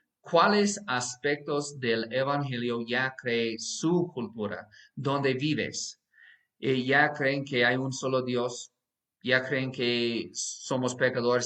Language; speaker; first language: Spanish; non-native, fluent; English